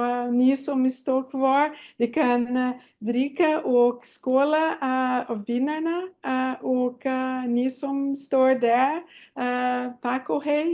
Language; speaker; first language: Swedish; non-native, fluent; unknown